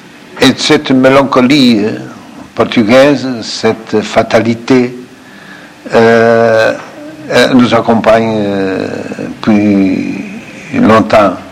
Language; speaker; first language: French; non-native, fluent; Portuguese